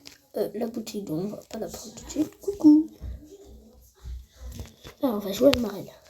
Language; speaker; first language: French; native; French